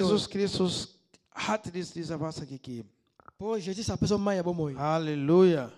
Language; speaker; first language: German; non-native, learner; Lingala